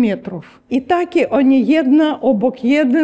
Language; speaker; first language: Polish; non-native, learner; Ukrainian